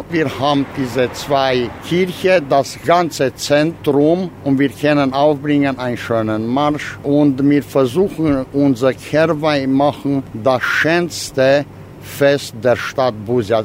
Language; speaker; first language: German; non-native, local second language; Romanian